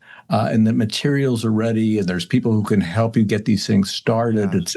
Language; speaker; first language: English; native; English